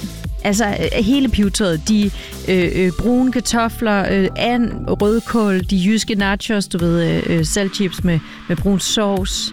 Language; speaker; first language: Danish; native; Danish